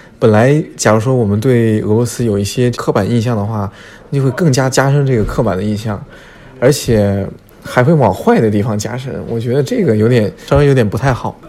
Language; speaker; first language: Chinese; native; Chinese